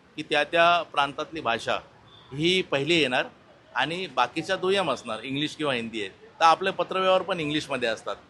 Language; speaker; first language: Marathi; native; Marathi